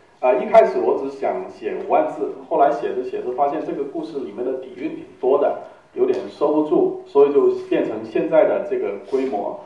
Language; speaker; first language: Chinese; native; Chinese